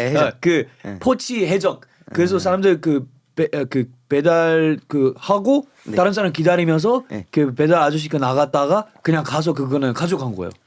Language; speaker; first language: Korean; non-native, fluent; English